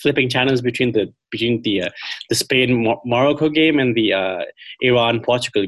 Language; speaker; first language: English; non-native, local second language; Khasi